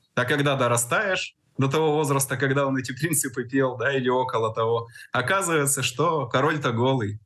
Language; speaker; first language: Russian; native; Russian